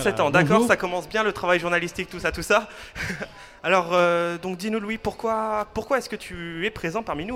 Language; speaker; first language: French; native; French